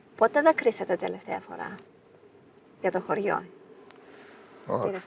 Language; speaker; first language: Greek; native; Greek